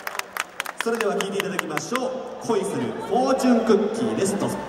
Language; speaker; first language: Japanese; native; Japanese